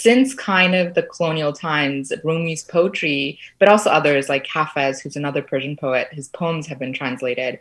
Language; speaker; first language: English; native; English